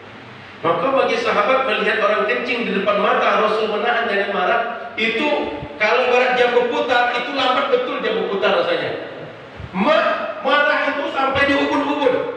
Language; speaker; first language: Indonesian; non-native, local second language; Malay